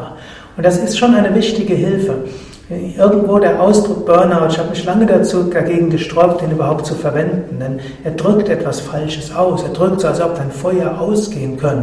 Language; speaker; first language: German; native; German